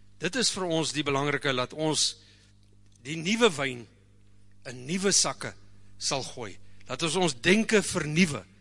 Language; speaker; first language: Afrikaans; native; Afrikaans